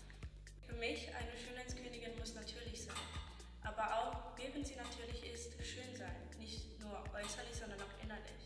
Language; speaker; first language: German; early bilingual, heritage; German